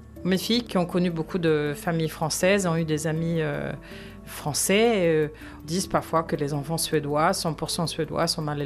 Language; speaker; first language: French; non-native, fluent; Swedish